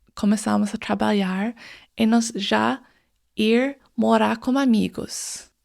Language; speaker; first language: Portuguese; non-native, fluent; English